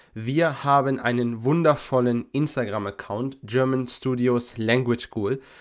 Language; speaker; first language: German; native; German